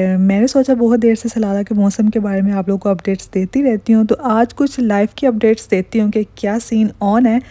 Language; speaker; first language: Urdu; native; Urdu